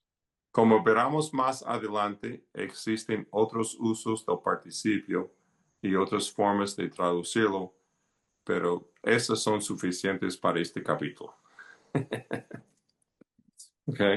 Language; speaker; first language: Spanish; non-native, fluent; English